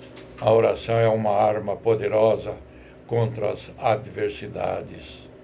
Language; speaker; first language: Portuguese; native; Portuguese